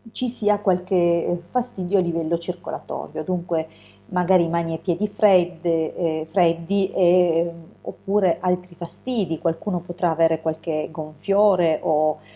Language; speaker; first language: Italian; native; Italian